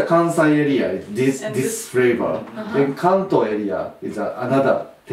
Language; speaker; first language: English; non-native, learner; Japanese